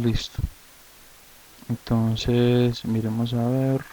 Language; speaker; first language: Spanish; native; Spanish